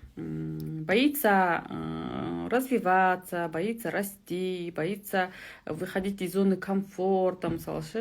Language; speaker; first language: Russian; non-native, local second language; Kazakh